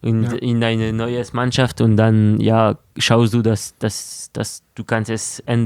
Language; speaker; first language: German; non-native, local second language; French